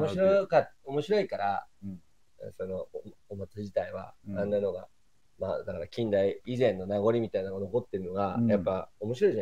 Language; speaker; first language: Japanese; native; Japanese